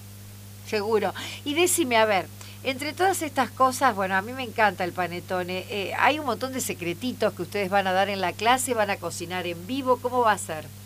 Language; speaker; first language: Spanish; native; Spanish